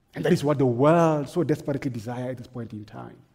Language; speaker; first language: English; non-native, local second language; Northern Sotho